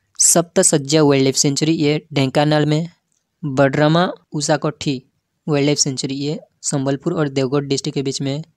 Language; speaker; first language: Hindi; non-native, local second language; Odia